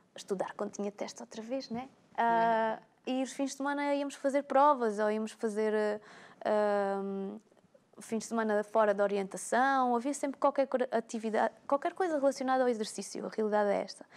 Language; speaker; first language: Portuguese; native; Portuguese